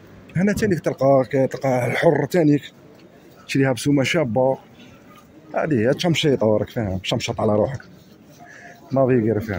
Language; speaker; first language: Arabic; native; Arabic